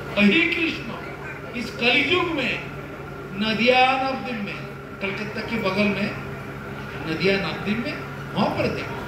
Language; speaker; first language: Hindi; non-native, local second language; Bangla